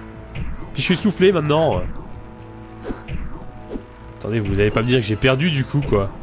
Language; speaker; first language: French; native; French